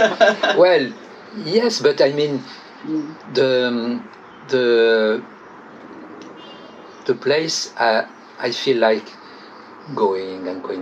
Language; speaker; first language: English; non-native, fluent; French